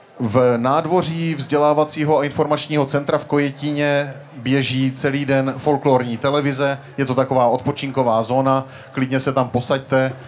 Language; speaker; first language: Czech; native; Czech